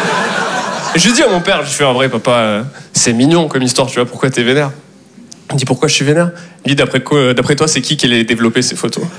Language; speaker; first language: French; native; French